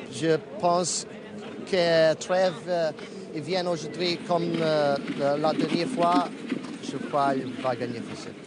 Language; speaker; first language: French; non-native, fluent; Italian